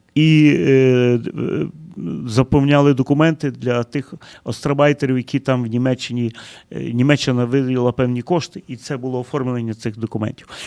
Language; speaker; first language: Ukrainian; early bilingual, heritage; Ukrainian